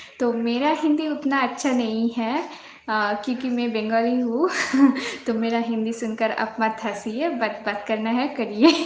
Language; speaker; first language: Hindi; non-native, local second language; Bangla